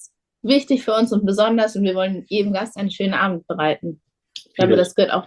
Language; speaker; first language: German; early bilingual, other home language; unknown